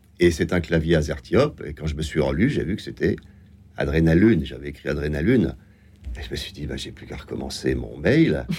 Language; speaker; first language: French; native; French